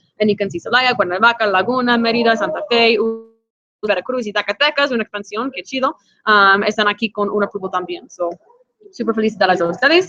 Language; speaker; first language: Spanish; non-native, fluent; English